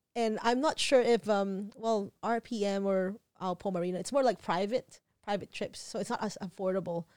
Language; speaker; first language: English; non-native, local second language; Filipino